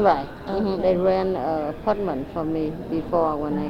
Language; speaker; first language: English; non-native, learner; Vietnamese